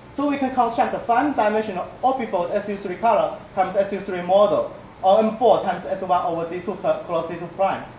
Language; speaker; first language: English; non-native, fluent; Chinese